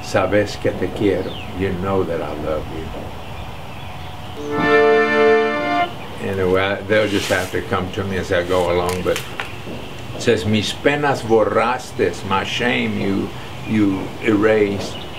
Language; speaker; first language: English; early bilingual, other home language; Spanish